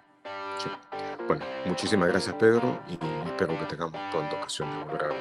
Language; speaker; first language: Spanish; native; Spanish